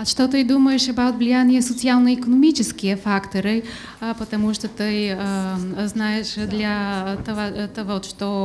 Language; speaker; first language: Russian; non-native, learner; Bulgarian